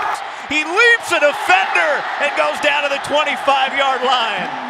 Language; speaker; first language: English; native; English